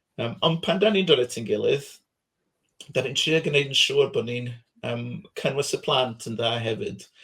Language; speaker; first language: Welsh; non-native, fluent; English